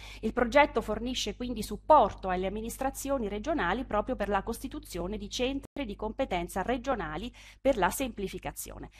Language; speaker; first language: Italian; native; Italian